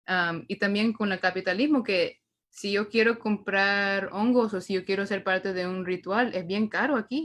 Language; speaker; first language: Spanish; early bilingual, heritage; Spanish